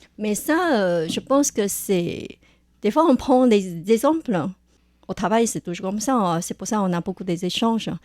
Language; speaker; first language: French; non-native, fluent; Chinese